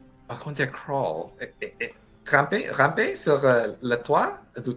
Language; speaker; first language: French; non-native, fluent; English